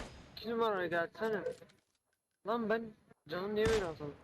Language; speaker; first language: Turkish; native; Turkish